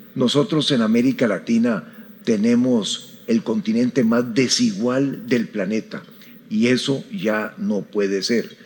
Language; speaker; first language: Spanish; native; Spanish